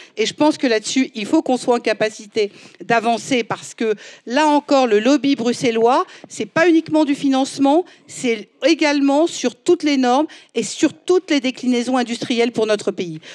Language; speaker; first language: French; native; French